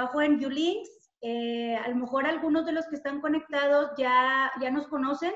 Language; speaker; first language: Spanish; native; Spanish